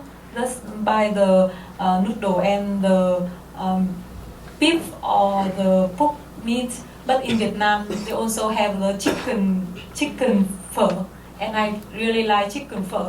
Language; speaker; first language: English; non-native, learner; Vietnamese